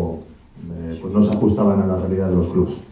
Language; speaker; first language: Spanish; native; Spanish